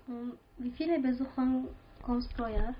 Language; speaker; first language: German; non-native, learner; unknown